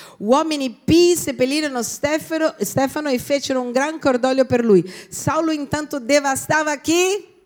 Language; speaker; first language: Italian; non-native, fluent; Portuguese